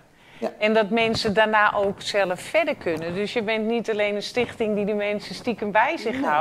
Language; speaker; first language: Dutch; native; Dutch